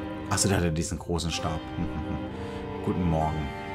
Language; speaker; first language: German; native; German